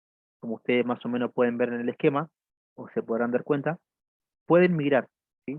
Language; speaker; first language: Spanish; native; Spanish